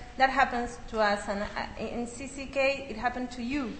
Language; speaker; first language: English; non-native, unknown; Spanish